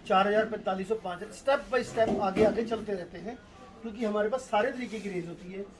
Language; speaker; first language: Hindi; non-native, local second language; Punjabi